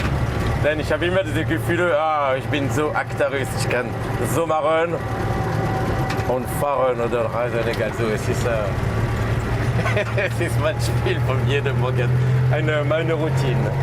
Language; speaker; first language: German; non-native, learner; French